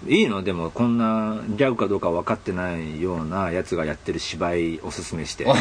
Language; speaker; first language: Japanese; native; Japanese